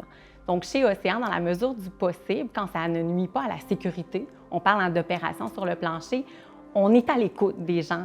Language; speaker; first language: French; native; French